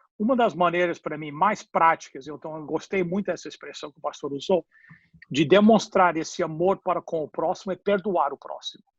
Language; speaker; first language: Portuguese; non-native, fluent; English